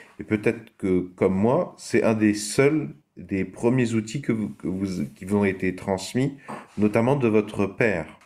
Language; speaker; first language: French; native; French